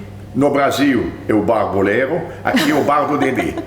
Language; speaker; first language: Portuguese; non-native, fluent; French